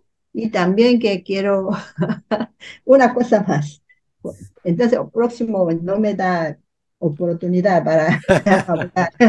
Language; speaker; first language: Spanish; non-native, learner; Korean